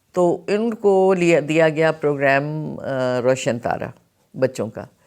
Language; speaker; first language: Urdu; non-native, local second language; Sindhi